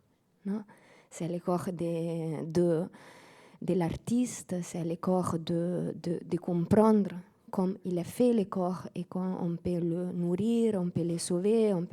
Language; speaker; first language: French; non-native, fluent; Italian